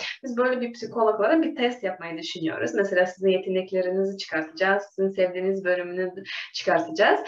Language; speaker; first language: Turkish; non-native, fluent; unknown